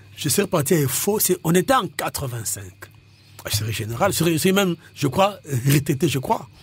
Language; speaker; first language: French; non-native, local second language; Lingala